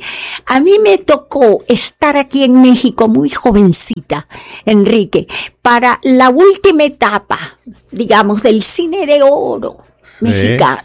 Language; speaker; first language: Spanish; native; Spanish